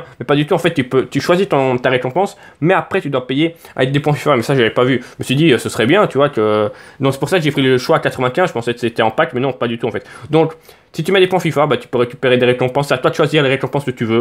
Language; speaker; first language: French; native; French